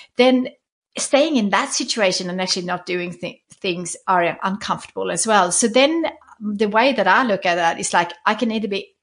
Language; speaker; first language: English; non-native, fluent; Swedish